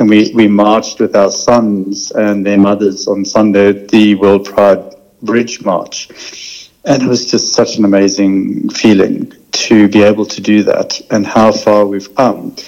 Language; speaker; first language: English; native; English